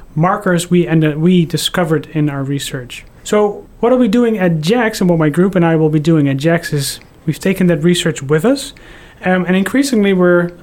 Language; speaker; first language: English; non-native, fluent; Dutch